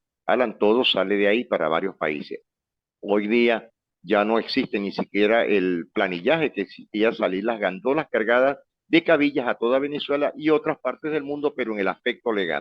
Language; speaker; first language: Spanish; native; Spanish